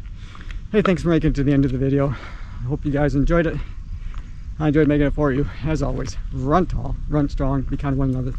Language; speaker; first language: English; native; English